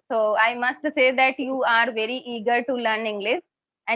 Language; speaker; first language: English; non-native, fluent; Hindi